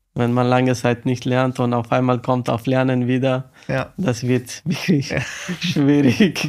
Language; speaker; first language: German; non-native, learner; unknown